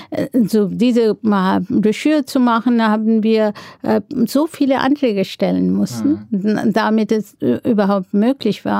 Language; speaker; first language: German; non-native, fluent; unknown